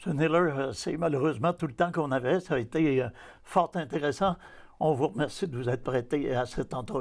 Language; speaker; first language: French; native; French